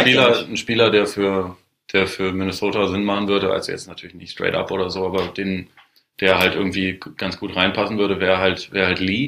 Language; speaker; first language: German; native; German